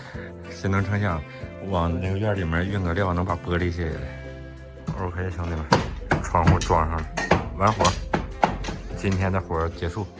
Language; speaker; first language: Chinese; native; Chinese